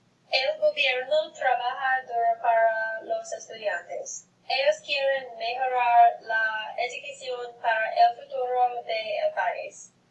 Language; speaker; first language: Spanish; non-native, learner; English